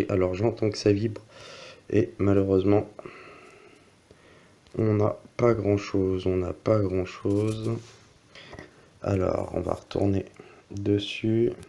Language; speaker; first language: French; native; French